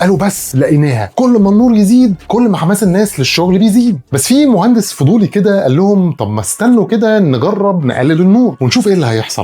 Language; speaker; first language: Arabic; native; Arabic